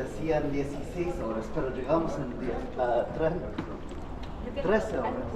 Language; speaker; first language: Spanish; non-native, fluent; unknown